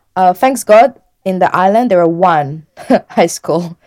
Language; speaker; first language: English; non-native, fluent; French